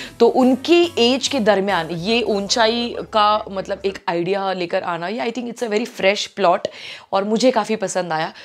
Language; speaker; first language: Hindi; non-native, local second language; Marathi